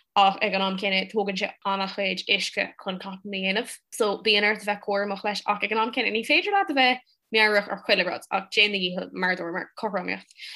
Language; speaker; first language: Irish; non-native, local second language; English